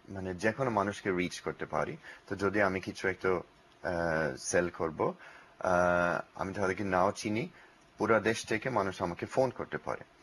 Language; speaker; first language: Bangla; non-native, learner; English